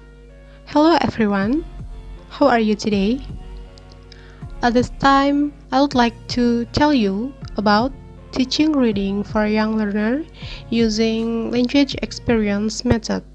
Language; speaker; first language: English; non-native, learner; Indonesian